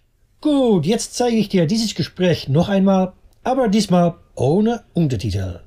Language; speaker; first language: German; non-native, fluent; Dutch